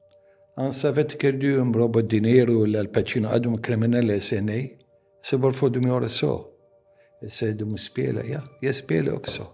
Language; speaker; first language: Swedish; non-native, learner; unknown